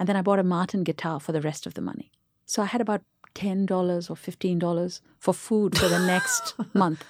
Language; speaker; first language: English; non-native, local second language; Tamil